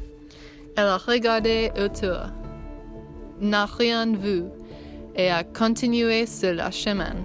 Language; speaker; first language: French; non-native, learner; English